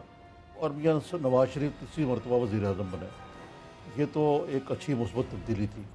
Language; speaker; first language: Urdu; native; Urdu